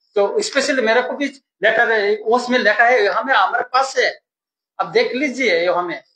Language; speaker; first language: Hindi; non-native, local second language; Bangla